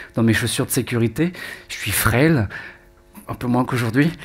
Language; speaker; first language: French; native; French